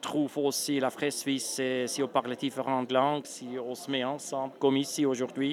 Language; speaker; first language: French; non-native, local second language; Swiss German